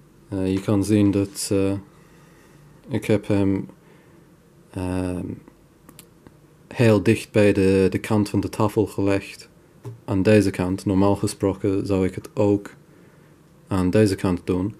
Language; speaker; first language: Dutch; non-native, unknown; English